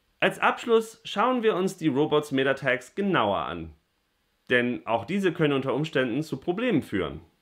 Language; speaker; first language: German; native; German